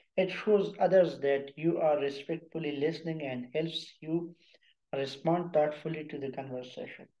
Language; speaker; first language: English; non-native, local second language; Urdu